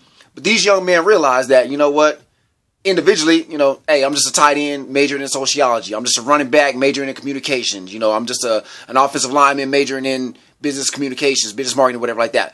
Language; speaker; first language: English; native; English